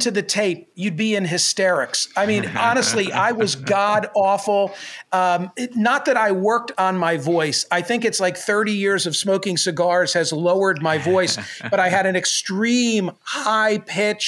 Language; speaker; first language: English; native; English